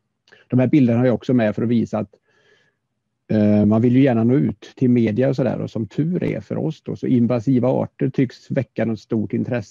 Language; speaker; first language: Swedish; native; Swedish